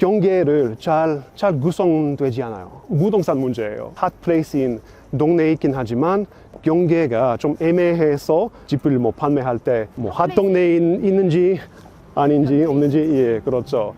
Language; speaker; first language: Korean; non-native, fluent; English